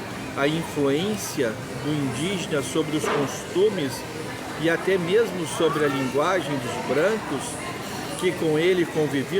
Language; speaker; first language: Portuguese; native; Portuguese